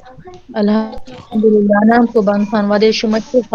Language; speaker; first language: Persian; non-native, learner; Urdu